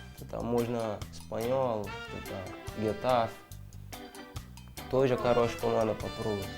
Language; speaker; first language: Russian; non-native, learner; Portuguese